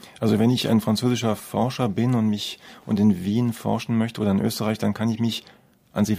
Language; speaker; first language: German; native; German